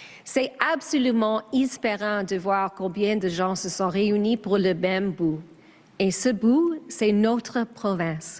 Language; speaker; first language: French; non-native, learner; English